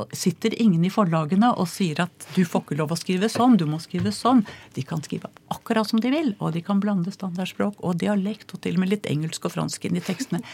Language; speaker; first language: Norwegian; native; Norwegian